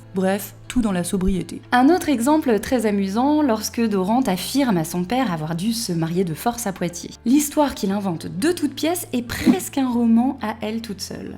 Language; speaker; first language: French; native; French